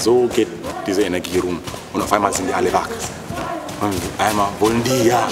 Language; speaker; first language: German; non-native, local second language; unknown